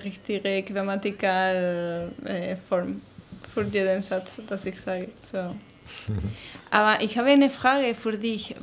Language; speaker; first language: German; non-native, learner; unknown